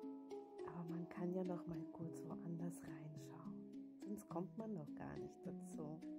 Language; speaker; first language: German; native; German